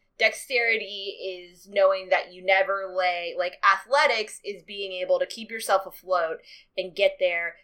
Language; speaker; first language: English; native; English